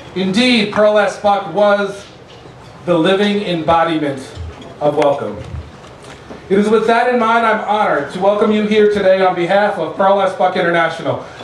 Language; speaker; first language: English; native; English